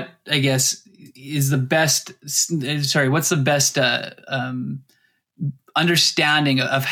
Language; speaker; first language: English; native; English